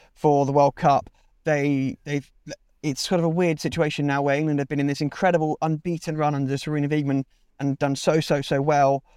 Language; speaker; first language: English; native; English